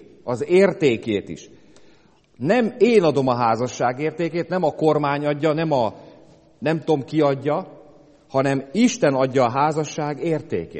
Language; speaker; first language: Hungarian; native; Hungarian